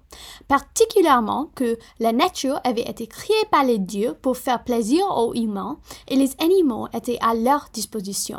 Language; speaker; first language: French; non-native, fluent; Punjabi